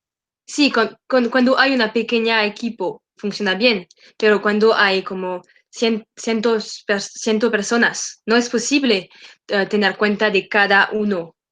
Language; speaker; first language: Spanish; non-native, learner; French